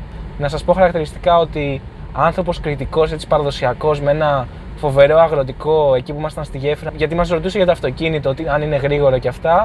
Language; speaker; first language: Greek; native; Greek